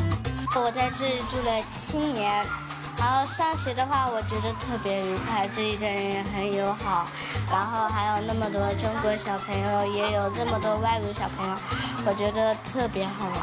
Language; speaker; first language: Chinese; early bilingual, other home language; Arabic